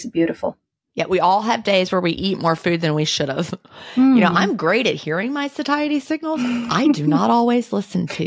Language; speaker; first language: English; native; English